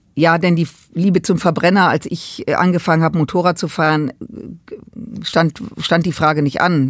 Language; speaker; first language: German; native; German